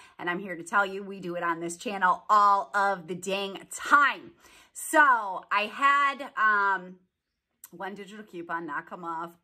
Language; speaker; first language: English; native; English